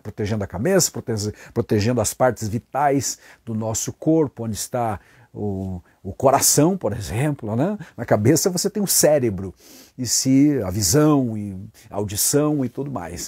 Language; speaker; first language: Portuguese; native; Portuguese